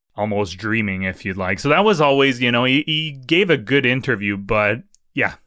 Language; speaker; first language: English; native; English